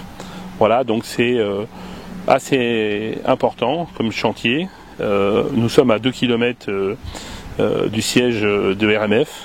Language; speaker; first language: French; native; French